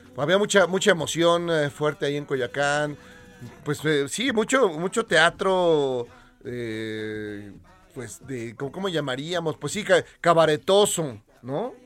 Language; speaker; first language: Spanish; native; Spanish